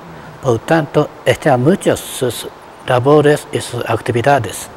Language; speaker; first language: Spanish; non-native, fluent; Japanese